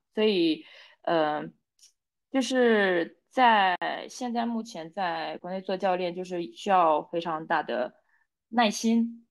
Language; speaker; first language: Chinese; non-native, local second language; Korean